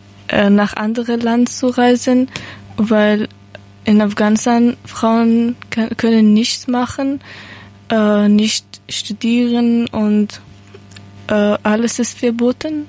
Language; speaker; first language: German; non-native, learner; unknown